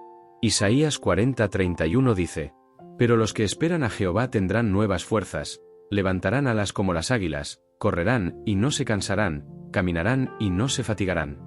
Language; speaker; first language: Spanish; native; Spanish